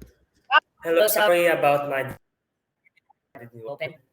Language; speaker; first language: English; non-native, fluent; Portuguese